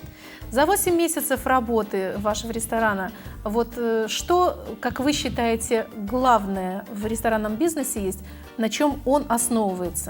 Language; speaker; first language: Russian; native; Russian